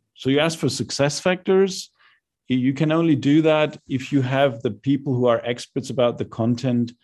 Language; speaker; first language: English; non-native, fluent; German